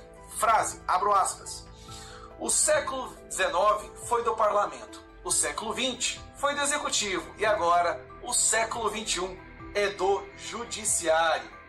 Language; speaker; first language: Portuguese; native; Portuguese